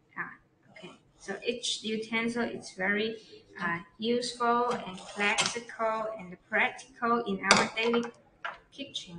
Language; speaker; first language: English; non-native, learner; Chinese